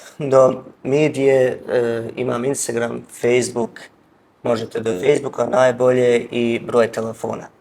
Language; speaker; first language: Bosnian; early bilingual, heritage; Bosnian